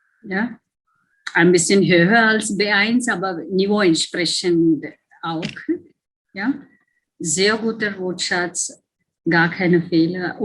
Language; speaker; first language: German; non-native, learner; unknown